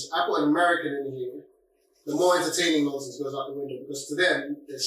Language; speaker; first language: English; non-native, local second language; Yoruba